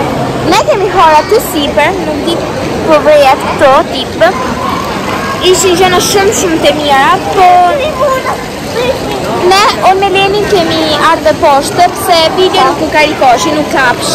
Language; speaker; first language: Albanian; early bilingual, heritage; Albanian